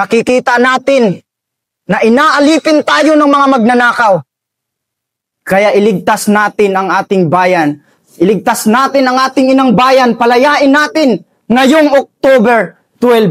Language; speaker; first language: Filipino; native; Filipino